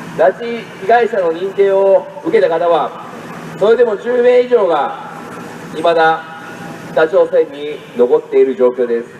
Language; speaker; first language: Japanese; native; Japanese